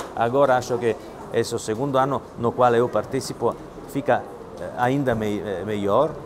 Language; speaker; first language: Portuguese; non-native, fluent; Italian